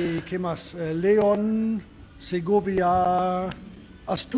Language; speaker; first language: Spanish; non-native, learner; German